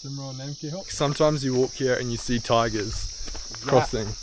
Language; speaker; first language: English; native; English